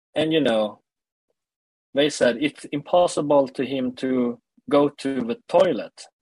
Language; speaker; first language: English; early bilingual, other home language; Swedish